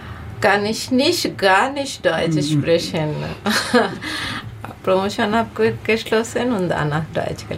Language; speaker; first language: German; non-native, learner; Bangla